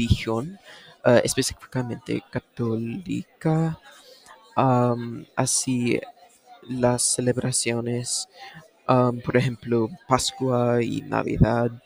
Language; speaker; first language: Spanish; non-native, learner; English